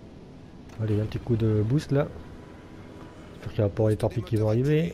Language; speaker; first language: French; native; French